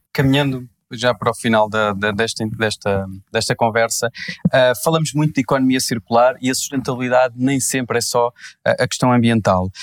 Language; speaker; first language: Portuguese; native; Portuguese